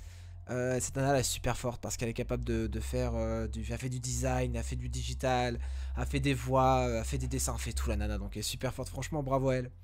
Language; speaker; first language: French; native; French